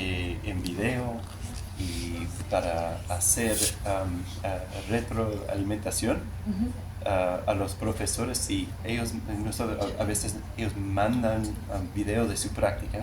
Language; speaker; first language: Spanish; non-native, learner; English